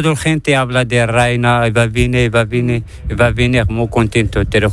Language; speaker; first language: Spanish; non-native, learner; Arabic